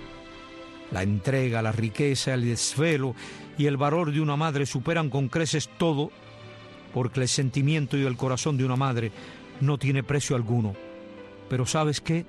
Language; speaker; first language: Spanish; native; Spanish